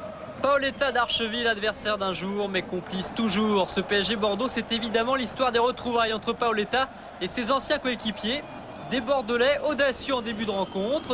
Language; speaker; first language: French; native; French